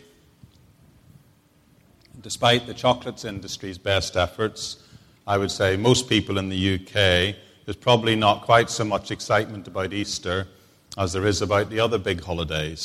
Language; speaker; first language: English; native; English